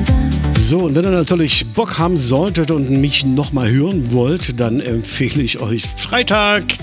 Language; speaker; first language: German; native; German